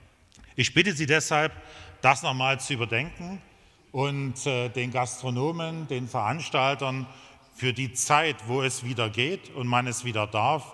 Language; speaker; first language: German; native; German